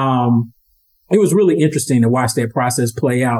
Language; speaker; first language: English; native; English